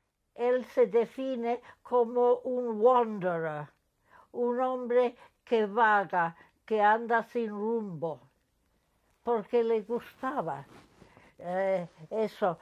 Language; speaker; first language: Spanish; non-native, fluent; English